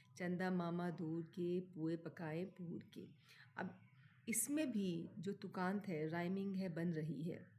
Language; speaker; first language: Hindi; native; Hindi